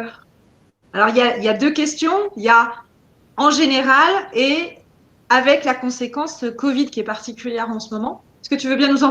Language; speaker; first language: French; native; French